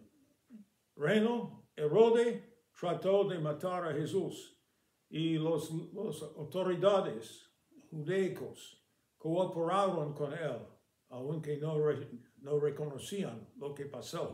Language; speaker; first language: Spanish; non-native, fluent; English